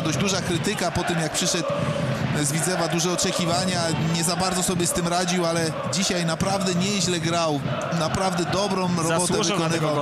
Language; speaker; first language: Polish; native; Polish